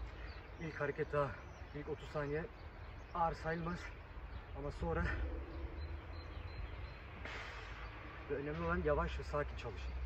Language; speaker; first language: Turkish; early bilingual, heritage; Turkish